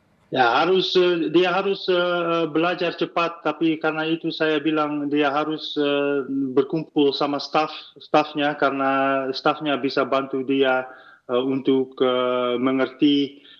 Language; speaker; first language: Indonesian; non-native, fluent; Dutch